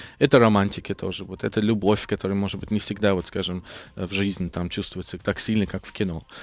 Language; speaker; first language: Russian; non-native, fluent; English